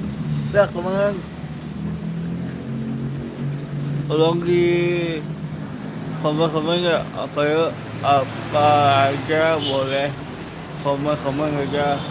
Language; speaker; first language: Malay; non-native, local second language; Balinese